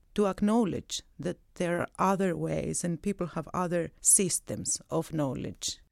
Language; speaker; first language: English; non-native, fluent; Greek